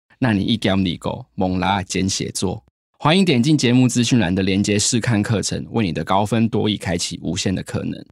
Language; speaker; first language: Chinese; native; Chinese